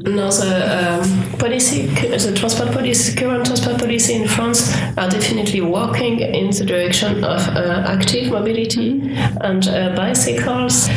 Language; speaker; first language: English; non-native, fluent; French